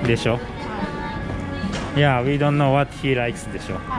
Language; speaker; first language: English; non-native, learner; Japanese